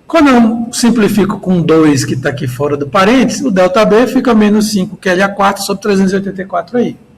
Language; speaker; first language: Portuguese; native; Portuguese